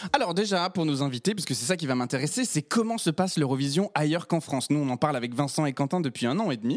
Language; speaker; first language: French; native; French